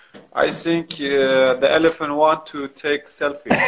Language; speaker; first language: English; non-native, learner; Kurdish